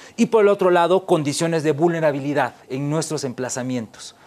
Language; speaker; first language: Spanish; native; Spanish